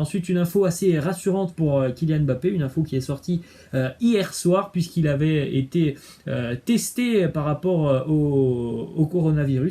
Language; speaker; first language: French; native; French